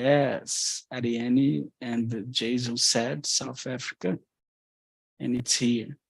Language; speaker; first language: English; non-native, fluent; Portuguese